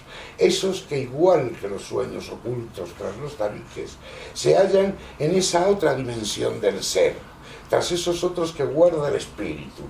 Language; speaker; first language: Spanish; native; Spanish